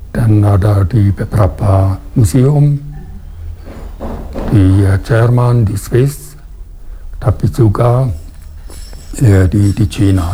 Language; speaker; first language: Indonesian; non-native, fluent; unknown